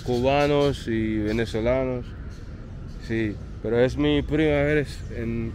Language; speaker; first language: Spanish; non-native, learner; English